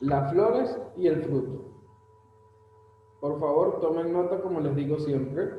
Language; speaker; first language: Spanish; native; Spanish